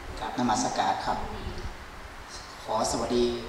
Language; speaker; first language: Thai; native; Thai